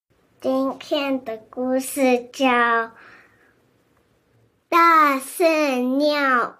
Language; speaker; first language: Chinese; early bilingual, heritage; English